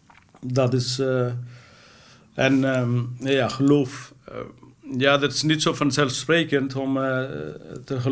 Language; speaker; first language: Dutch; non-native, fluent; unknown